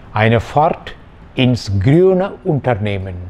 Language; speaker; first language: German; non-native, fluent; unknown